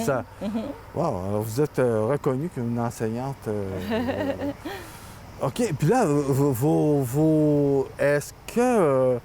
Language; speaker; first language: French; native; French